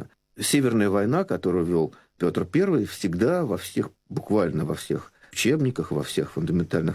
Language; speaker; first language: Russian; native; Russian